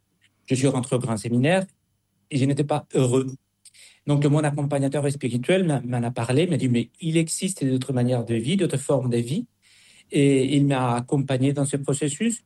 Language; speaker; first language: French; non-native, fluent; Spanish